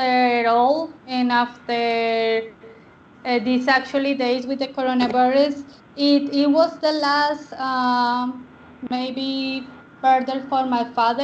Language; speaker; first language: English; non-native, learner; Spanish